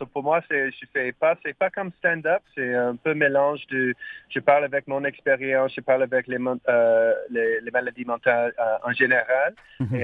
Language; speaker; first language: French; non-native, learner; English